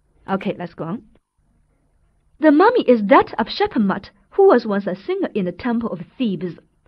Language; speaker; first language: English; non-native, fluent; Chinese